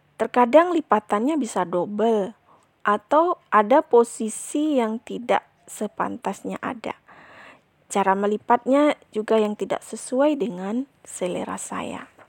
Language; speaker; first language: Indonesian; non-native, local second language; Minangkabau